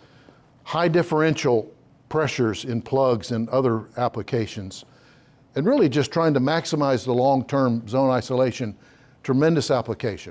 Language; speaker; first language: English; native; English